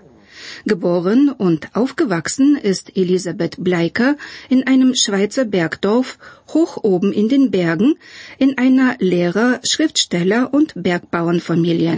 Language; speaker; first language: German; non-native, fluent; Bulgarian